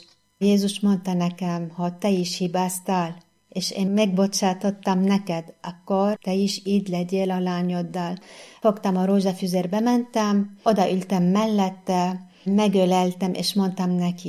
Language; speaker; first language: Hungarian; non-native, fluent; Arabic